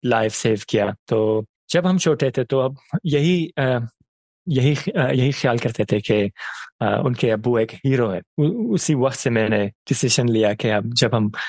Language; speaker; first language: Urdu; non-native, fluent; Persian